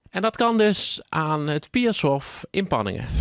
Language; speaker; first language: Dutch; native; Dutch